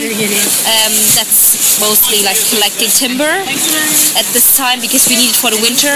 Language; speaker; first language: English; non-native, fluent; German